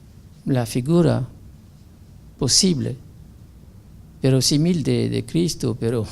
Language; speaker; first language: Spanish; non-native, fluent; French